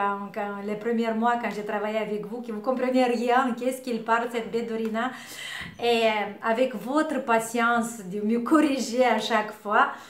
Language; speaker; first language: French; non-native, learner; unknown